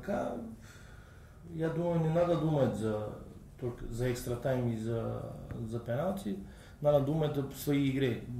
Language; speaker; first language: Russian; non-native, learner; Bulgarian